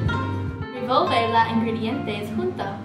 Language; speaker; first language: Spanish; non-native, learner; English